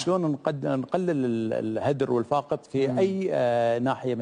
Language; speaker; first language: Arabic; native; Arabic